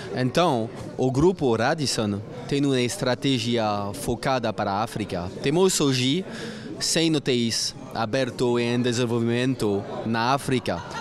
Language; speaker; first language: Portuguese; non-native, fluent; French